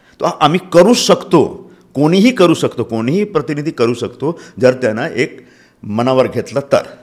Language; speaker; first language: Marathi; non-native, local second language; Hindi